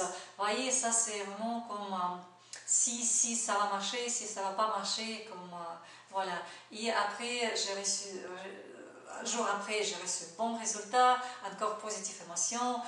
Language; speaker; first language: French; non-native, fluent; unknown